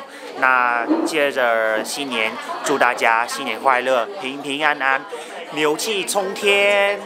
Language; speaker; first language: Chinese; non-native, fluent; Vietnamese